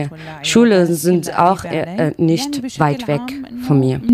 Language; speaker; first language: German; non-native, learner; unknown